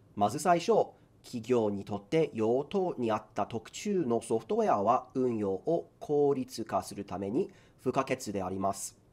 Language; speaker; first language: Japanese; non-native, fluent; English